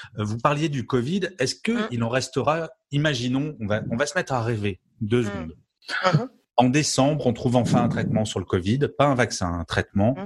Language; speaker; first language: French; native; French